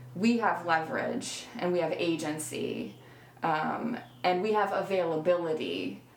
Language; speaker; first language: English; native; English